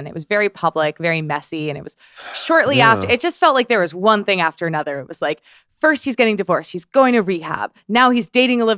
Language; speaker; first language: English; native; English